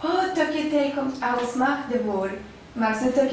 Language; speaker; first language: German; non-native, learner; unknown